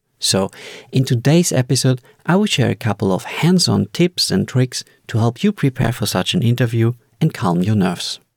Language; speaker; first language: English; non-native, fluent; German